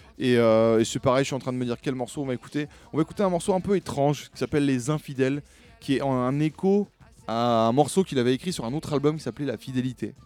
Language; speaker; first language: French; native; French